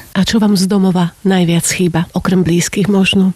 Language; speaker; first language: Slovak; native; Slovak